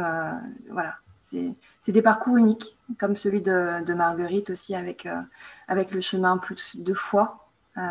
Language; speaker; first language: French; native; French